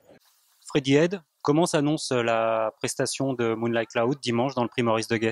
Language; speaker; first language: French; native; French